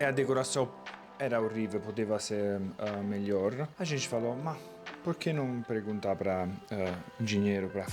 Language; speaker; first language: Portuguese; non-native, fluent; Italian